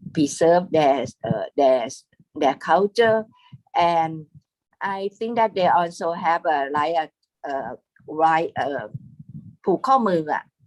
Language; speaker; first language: English; non-native, fluent; Thai